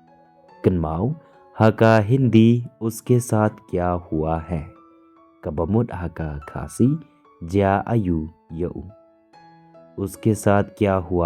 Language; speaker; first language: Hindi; non-native, local second language; Khasi